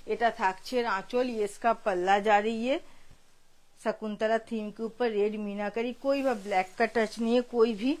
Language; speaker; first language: Hindi; non-native, local second language; Bangla